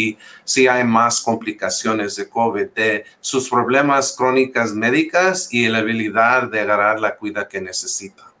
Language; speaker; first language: Spanish; early bilingual, heritage; English